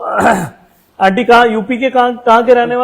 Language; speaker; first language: Hindi; native; Hindi